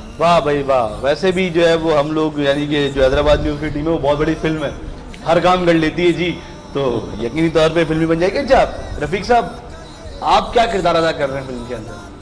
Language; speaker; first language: Urdu; native; Urdu